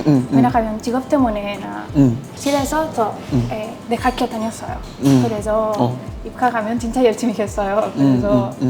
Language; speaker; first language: Korean; non-native, learner; Spanish